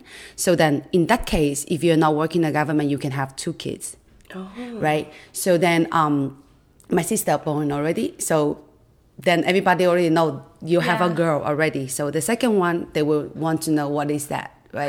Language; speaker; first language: English; non-native, fluent; Chinese